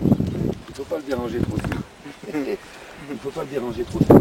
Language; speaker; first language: French; native; French